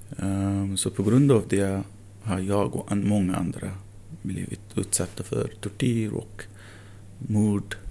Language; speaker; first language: Swedish; non-native, fluent; Arabic